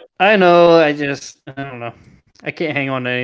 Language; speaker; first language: English; native; English